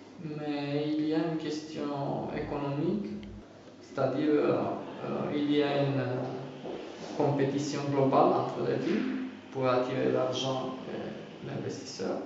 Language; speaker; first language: French; non-native, fluent; Romanian